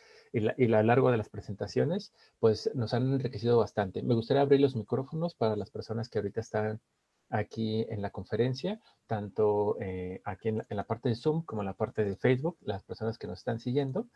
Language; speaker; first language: Spanish; native; Spanish